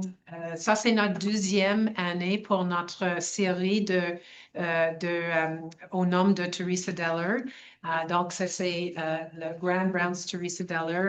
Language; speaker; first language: French; non-native, local second language; English